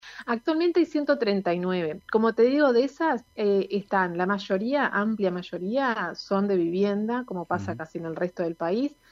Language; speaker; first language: Spanish; native; Spanish